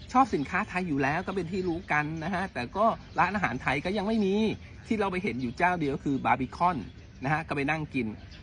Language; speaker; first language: Thai; native; Thai